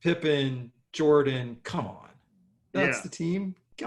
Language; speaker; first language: English; native; English